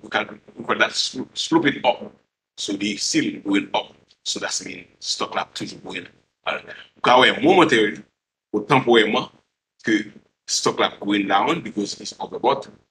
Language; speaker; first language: English; non-native, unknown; Haitian Creole